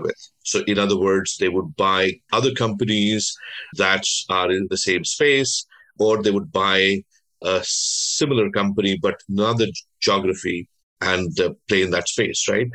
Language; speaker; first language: English; non-native, local second language; Bangla